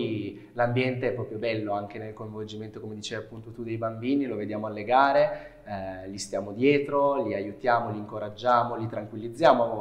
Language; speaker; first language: Italian; native; Italian